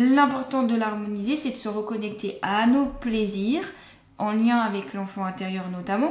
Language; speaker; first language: French; native; French